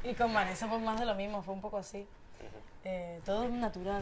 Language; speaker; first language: Spanish; native; Spanish